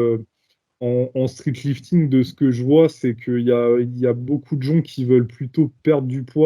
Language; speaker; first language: French; native; French